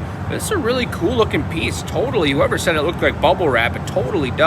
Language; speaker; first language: English; native; English